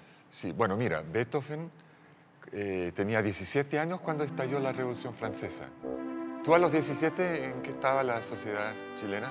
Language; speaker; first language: Spanish; non-native, fluent; English